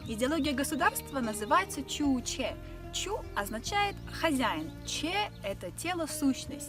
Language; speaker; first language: Russian; native; Russian